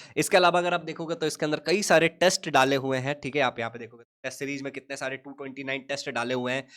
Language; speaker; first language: Hindi; native; Hindi